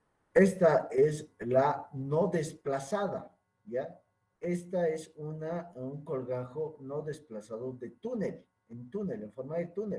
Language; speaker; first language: Spanish; native; Spanish